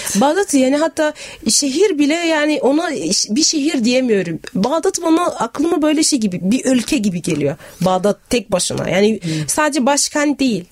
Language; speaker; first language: Turkish; non-native, fluent; Arabic